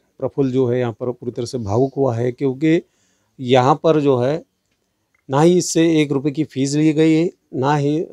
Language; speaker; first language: Hindi; non-native, local second language; Marathi